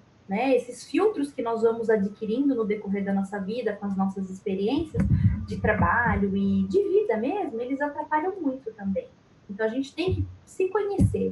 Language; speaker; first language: Portuguese; native; Portuguese